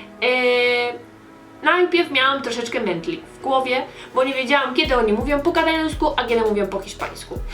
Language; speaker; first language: Polish; early bilingual, heritage; Polish